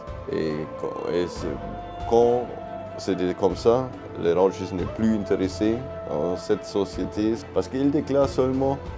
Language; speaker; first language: French; non-native, learner; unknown